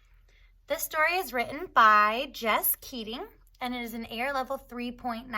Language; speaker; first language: English; native; English